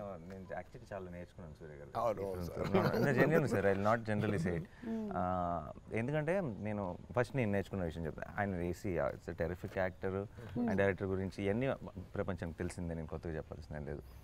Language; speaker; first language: Telugu; native; Telugu